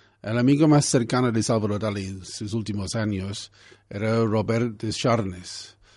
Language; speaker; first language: Spanish; non-native, fluent; English